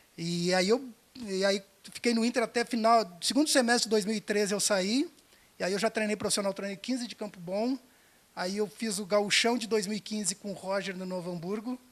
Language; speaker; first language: Portuguese; native; Portuguese